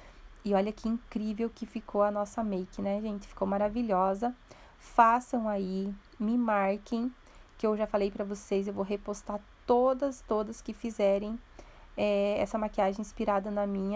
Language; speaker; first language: Portuguese; native; Portuguese